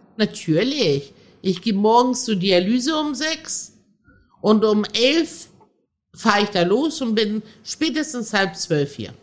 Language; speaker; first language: German; early bilingual, other home language; Persian